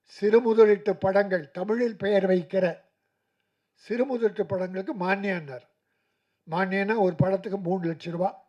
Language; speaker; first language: Tamil; native; Tamil